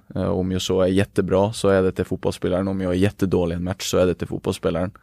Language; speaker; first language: Swedish; non-native, fluent; Norwegian